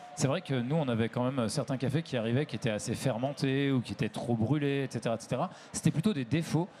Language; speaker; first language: French; native; French